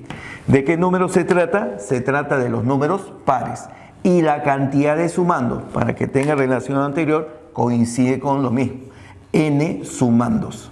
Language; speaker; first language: Spanish; native; Spanish